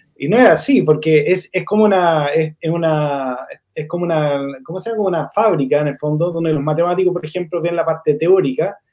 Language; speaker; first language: Spanish; non-native, fluent; English